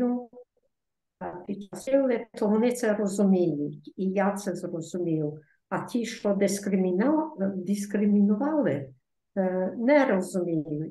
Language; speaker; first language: Ukrainian; early bilingual, heritage; Ukrainian